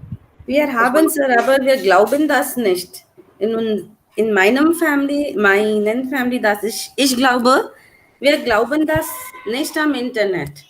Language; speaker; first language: German; non-native, learner; Hindi